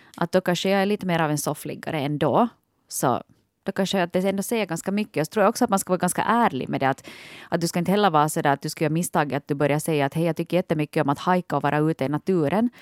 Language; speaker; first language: Swedish; native; Swedish